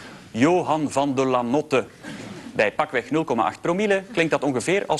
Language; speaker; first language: Dutch; native; Dutch